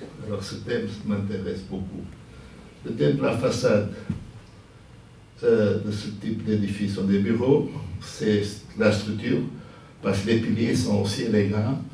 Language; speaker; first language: French; non-native, fluent; Portuguese